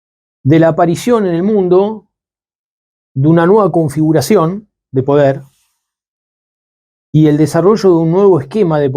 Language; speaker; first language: Spanish; native; Spanish